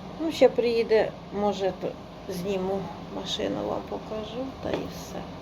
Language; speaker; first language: Ukrainian; non-native, local second language; Russian